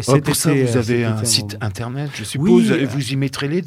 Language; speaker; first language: French; native; French